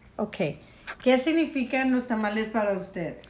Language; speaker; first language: Spanish; early bilingual, heritage; Spanish